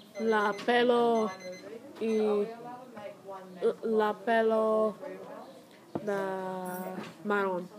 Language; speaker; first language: Spanish; non-native, learner; English